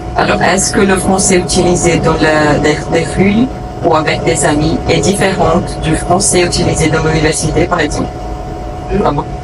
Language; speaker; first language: French; non-native, fluent; Portuguese